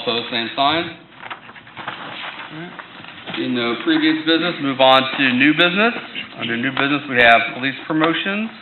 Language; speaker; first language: English; native; English